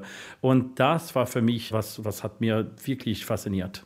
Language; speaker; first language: German; non-native, fluent; English